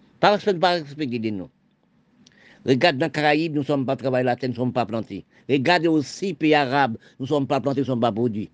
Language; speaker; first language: French; non-native, local second language; Haitian Creole